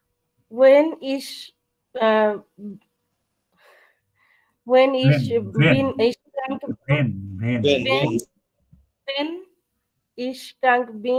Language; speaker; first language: German; non-native, learner; Bangla